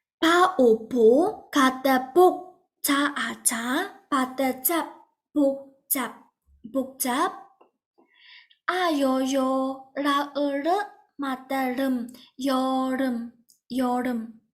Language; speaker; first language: Korean; non-native, fluent; Burmese